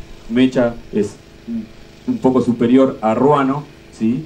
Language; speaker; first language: Spanish; native; Spanish